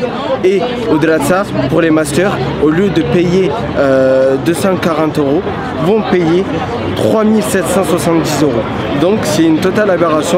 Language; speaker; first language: French; native; French